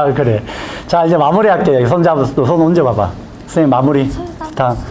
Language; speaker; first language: Korean; native; Korean